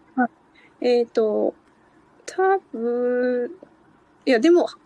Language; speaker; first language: Japanese; non-native, fluent; Cantonese